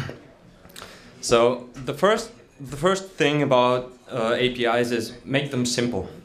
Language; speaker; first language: English; non-native, fluent; German